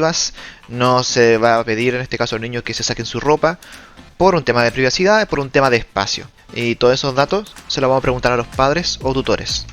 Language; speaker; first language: Spanish; native; Spanish